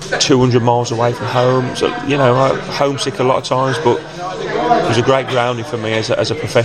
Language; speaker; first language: English; native; English